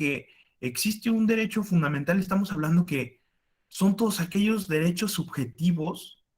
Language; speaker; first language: Spanish; native; Spanish